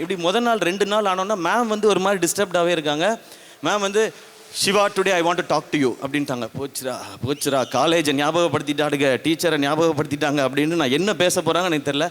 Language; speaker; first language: Tamil; native; Tamil